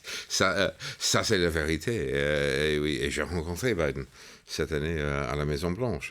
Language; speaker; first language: French; non-native, fluent; English